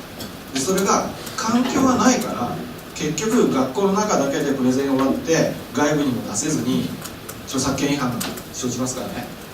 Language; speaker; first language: Japanese; native; Japanese